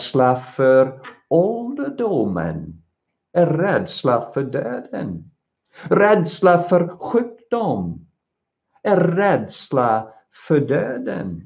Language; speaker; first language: Swedish; non-native, fluent; English